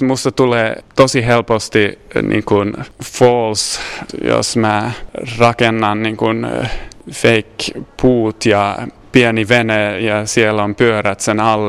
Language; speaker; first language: Finnish; non-native, fluent; Swedish